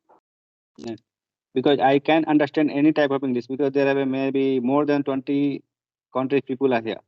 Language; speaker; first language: English; non-native, learner; Hindi